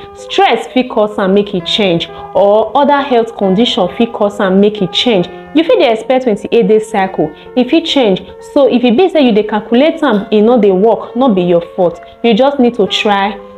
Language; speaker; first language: Nigerian Pidgin; native; Nigerian Pidgin